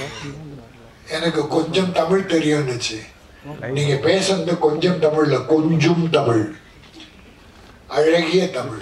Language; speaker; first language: Tamil; native; Tamil